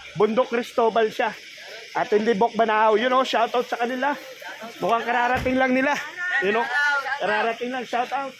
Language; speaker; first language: Filipino; native; Filipino